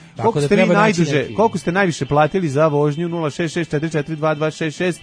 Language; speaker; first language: Serbian; native; Serbian